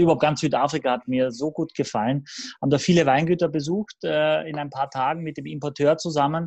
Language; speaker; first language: German; native; German